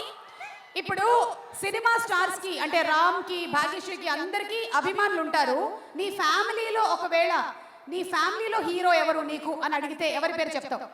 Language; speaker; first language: Telugu; native; Telugu